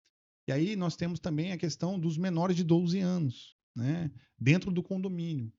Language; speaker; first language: Portuguese; native; Portuguese